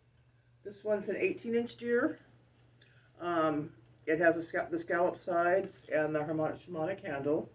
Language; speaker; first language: English; native; English